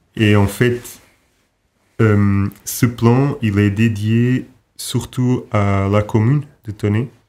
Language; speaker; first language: French; non-native, fluent; Portuguese